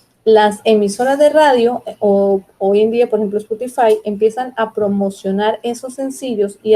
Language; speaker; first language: Spanish; native; Spanish